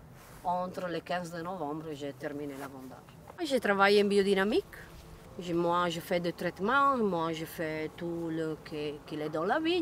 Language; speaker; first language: French; non-native, learner; Italian